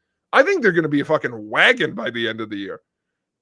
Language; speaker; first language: English; native; English